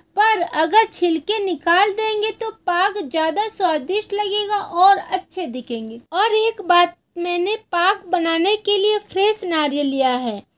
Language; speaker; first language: Hindi; native; Hindi